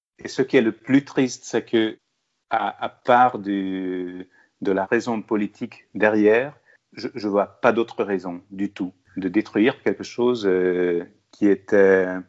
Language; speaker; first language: French; non-native, fluent; Hungarian